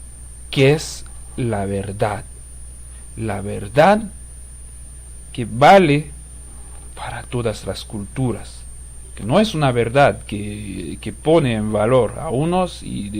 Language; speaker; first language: Spanish; non-native, fluent; Haitian Creole